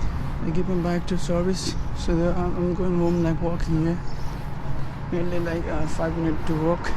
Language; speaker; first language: English; non-native, learner; Nepali